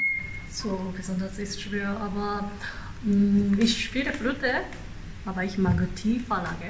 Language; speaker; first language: German; non-native, learner; Japanese